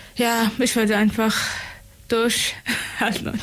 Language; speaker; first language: German; non-native, fluent; Tigrinya